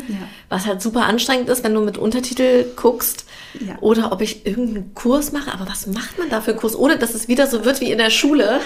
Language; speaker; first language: German; native; German